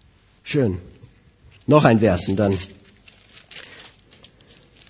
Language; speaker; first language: German; non-native, fluent; English